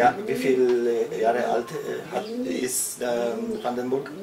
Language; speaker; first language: German; non-native, learner; Polish